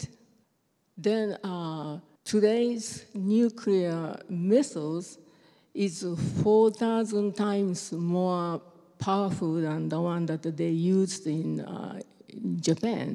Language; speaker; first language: English; non-native, fluent; Japanese